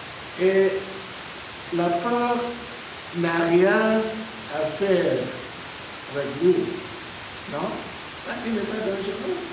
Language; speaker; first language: French; non-native, learner; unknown